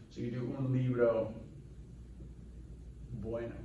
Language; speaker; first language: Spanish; non-native, fluent; English